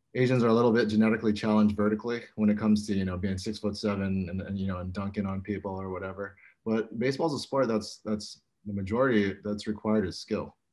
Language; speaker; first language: English; native; English